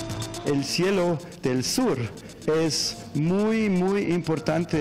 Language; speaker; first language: Spanish; non-native, fluent; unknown